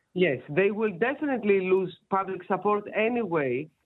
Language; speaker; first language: English; non-native, fluent; Greek